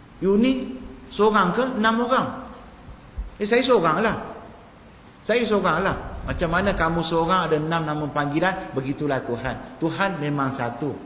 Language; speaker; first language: Malay; non-native, local second language; Tamil